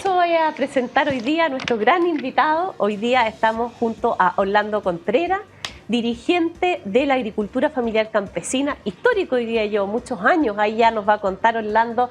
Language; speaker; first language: Spanish; native; Spanish